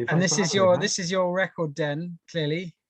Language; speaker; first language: English; native; English